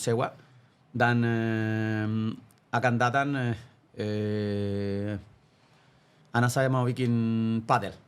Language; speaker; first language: Indonesian; non-native, fluent; Spanish